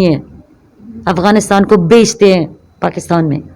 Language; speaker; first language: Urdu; non-native, local second language; Persian